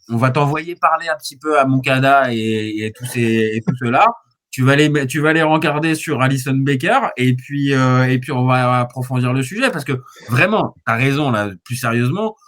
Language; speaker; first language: French; native; French